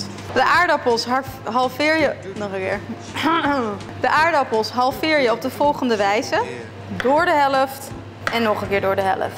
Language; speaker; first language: Dutch; non-native, fluent; Italian